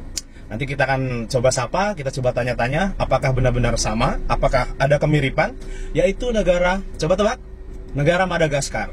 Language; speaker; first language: Indonesian; native; Indonesian